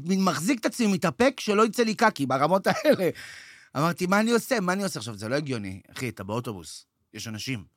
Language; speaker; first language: Hebrew; native; Hebrew